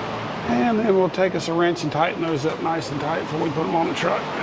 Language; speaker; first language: English; native; English